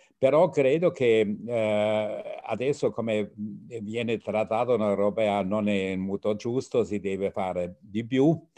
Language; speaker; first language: Italian; non-native, fluent; German